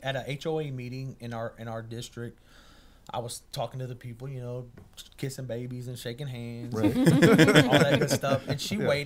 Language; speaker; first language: English; native; English